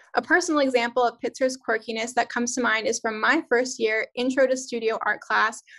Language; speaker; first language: English; native; English